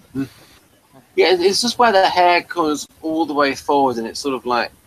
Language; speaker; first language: English; native; English